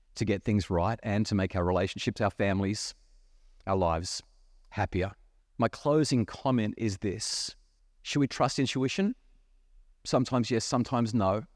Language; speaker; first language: English; native; English